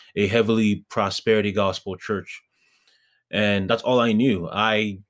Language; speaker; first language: English; early bilingual, other home language; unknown